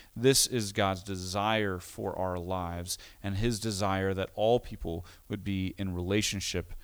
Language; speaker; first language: English; native; English